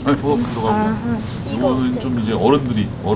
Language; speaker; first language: Korean; native; Korean